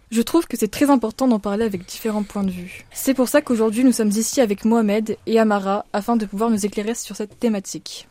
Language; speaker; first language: French; native; French